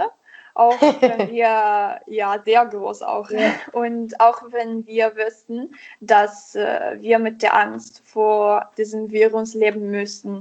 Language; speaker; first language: German; non-native, learner; Italian